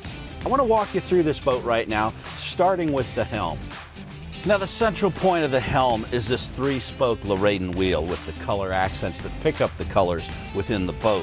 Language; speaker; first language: English; native; English